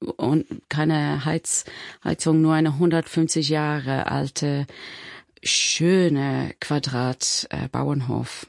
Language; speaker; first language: German; non-native, learner; English